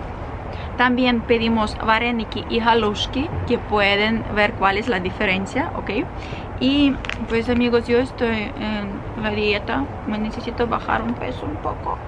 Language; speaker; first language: Spanish; non-native, fluent; Russian